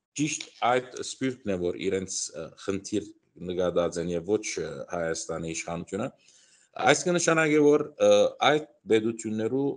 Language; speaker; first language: Armenian; early bilingual, heritage; Armenian